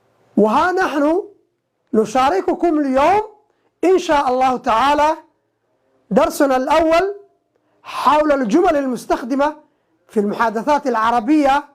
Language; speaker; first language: Arabic; non-native, local second language; Somali